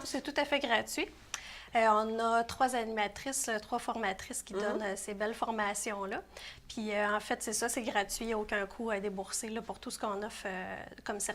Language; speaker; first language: French; native; French